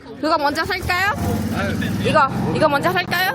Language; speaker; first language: Korean; non-native, learner; Vietnamese